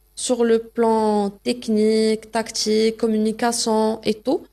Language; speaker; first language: French; non-native, local second language; Arabic